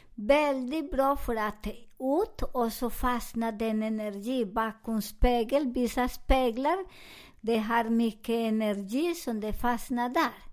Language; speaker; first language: Swedish; non-native, learner; Spanish